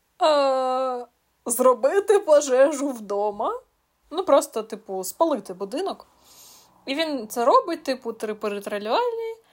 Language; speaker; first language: Ukrainian; non-native, local second language; Russian